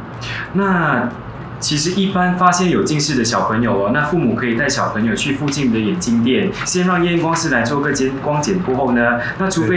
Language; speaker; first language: Chinese; native; Chinese